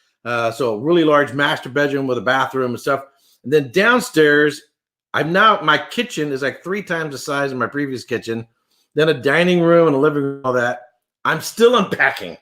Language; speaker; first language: English; native; English